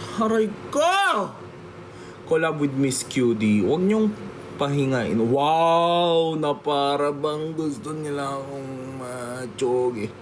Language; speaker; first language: Filipino; native; Filipino